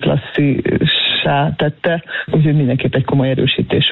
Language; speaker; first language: Hungarian; native; Hungarian